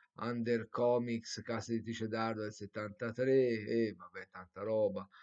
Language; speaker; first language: Italian; native; Italian